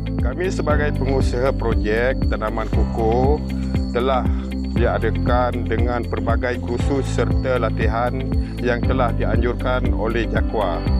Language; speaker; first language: Malay; non-native, local second language; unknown